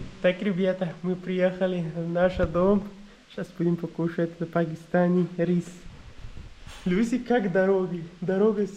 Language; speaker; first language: Russian; non-native, local second language; Kyrgyz